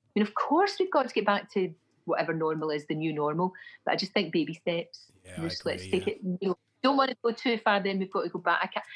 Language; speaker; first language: English; native; English